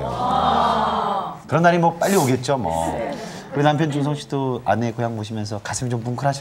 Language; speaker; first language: Korean; native; Korean